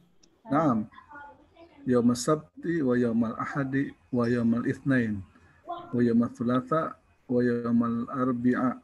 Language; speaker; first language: Arabic; non-native, learner; Indonesian